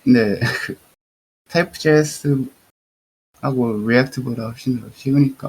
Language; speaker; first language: Korean; early bilingual, heritage; Korean